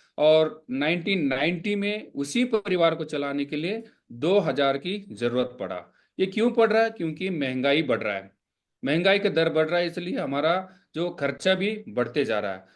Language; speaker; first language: Hindi; non-native, local second language; Kannada